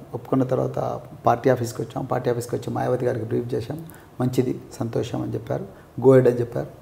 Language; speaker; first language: Telugu; native; Telugu